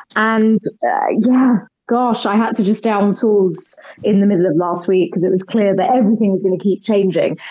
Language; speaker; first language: English; native; English